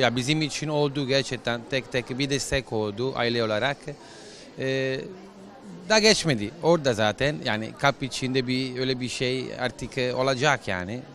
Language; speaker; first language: Turkish; non-native, learner; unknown